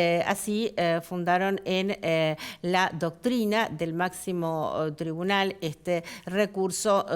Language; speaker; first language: Spanish; native; Spanish